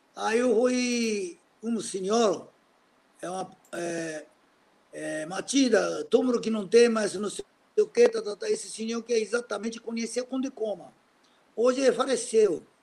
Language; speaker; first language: Portuguese; non-native, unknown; Japanese